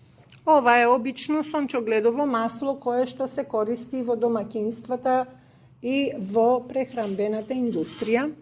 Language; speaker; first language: Macedonian; native; Macedonian